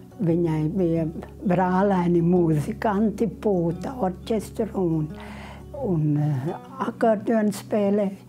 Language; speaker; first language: Latvian; native; Latvian